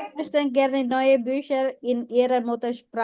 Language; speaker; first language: German; non-native, fluent; Filipino